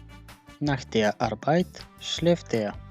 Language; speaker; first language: German; non-native, fluent; Macedonian